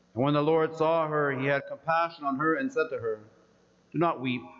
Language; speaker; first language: English; early bilingual, other home language; Greek